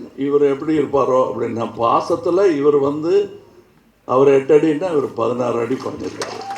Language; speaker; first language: Tamil; native; Tamil